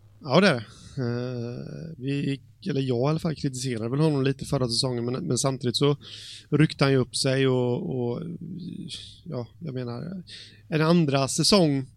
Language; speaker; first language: Swedish; native; Swedish